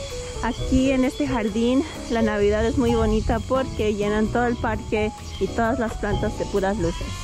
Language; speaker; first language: Spanish; early bilingual, heritage; Spanish